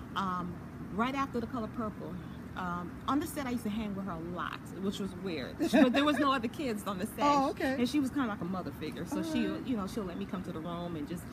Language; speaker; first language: English; native; English